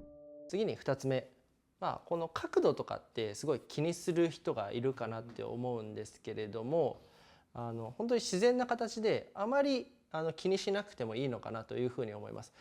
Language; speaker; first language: Japanese; native; Japanese